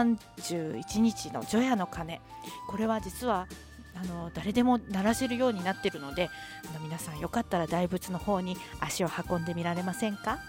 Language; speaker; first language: Japanese; native; Japanese